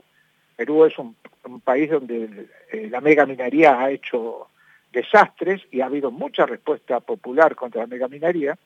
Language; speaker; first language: Spanish; native; Spanish